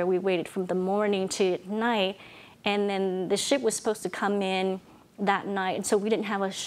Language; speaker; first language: English; non-native, fluent; Vietnamese